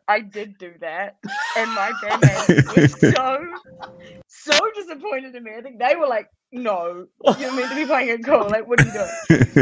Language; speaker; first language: English; native; English